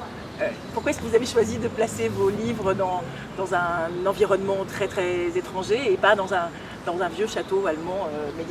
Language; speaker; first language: French; native; French